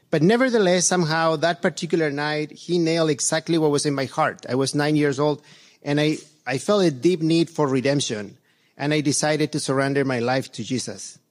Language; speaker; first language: English; non-native, fluent; Spanish